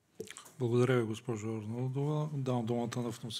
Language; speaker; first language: Bulgarian; native; Bulgarian